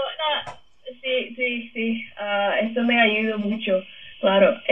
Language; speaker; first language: Spanish; non-native, fluent; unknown